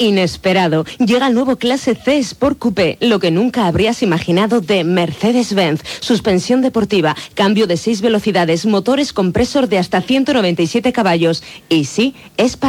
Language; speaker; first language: Spanish; native; Spanish